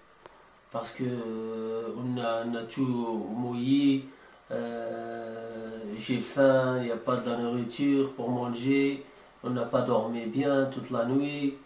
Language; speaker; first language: French; non-native, learner; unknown